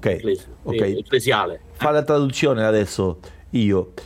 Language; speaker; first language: Italian; non-native, fluent; Spanish